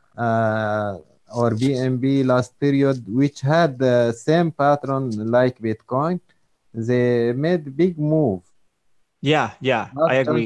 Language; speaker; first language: English; non-native, learner; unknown